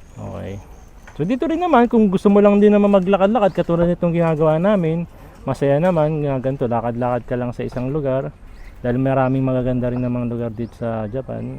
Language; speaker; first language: Filipino; native; Filipino